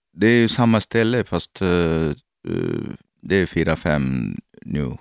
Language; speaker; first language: Swedish; non-native, learner; Arabic